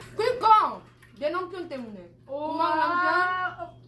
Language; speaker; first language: Korean; non-native, fluent; Arabic